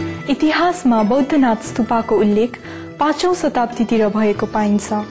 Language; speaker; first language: Nepali; native; Nepali